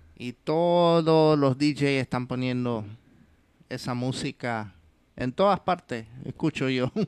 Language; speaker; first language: Spanish; early bilingual, heritage; English